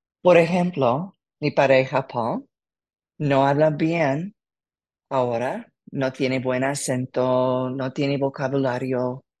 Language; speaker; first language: Spanish; non-native, learner; English